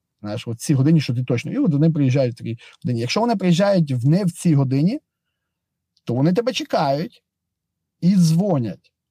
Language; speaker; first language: Ukrainian; native; Ukrainian